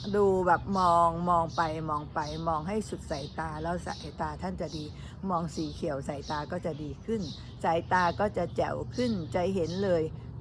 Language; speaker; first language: Thai; native; Thai